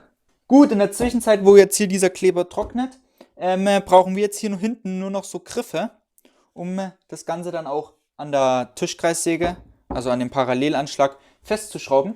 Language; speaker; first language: German; native; German